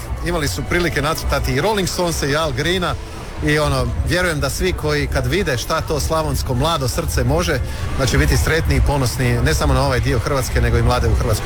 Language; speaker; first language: Serbian; native; Serbian